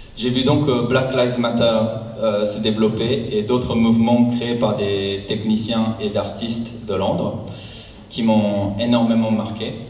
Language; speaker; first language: French; non-native, fluent; Japanese